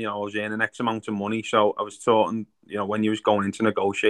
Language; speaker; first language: English; native; English